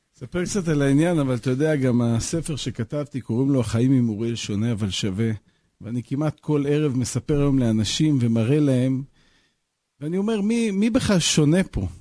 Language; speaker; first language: Hebrew; native; Hebrew